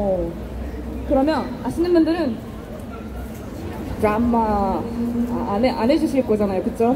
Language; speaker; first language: Korean; non-native, fluent; Japanese